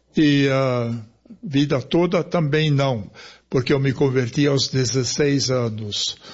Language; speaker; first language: Portuguese; early bilingual, other home language; German